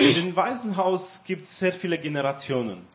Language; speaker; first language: German; non-native, learner; Romanian